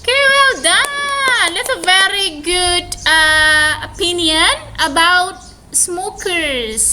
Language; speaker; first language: English; non-native, fluent; Indonesian